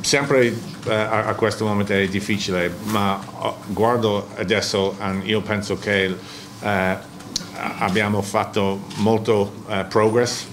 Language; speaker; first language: Italian; non-native, learner; English